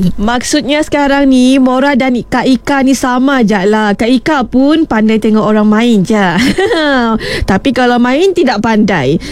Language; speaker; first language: Malay; native; Malay